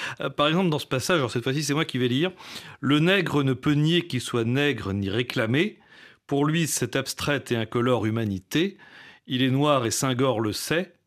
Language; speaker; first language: French; native; French